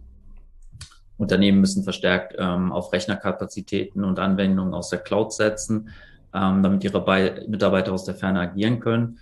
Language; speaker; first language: German; native; German